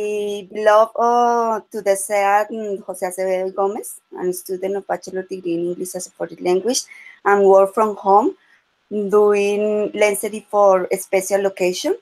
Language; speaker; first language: English; non-native, learner; Spanish